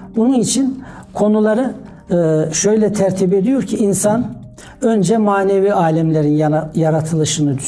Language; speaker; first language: Turkish; native; Turkish